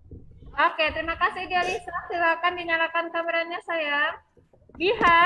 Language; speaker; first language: Indonesian; native; Indonesian